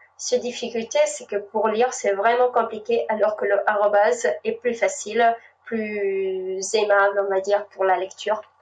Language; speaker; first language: French; non-native, fluent; Spanish